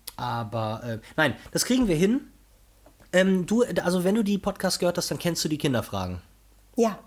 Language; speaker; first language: German; non-native, fluent; Portuguese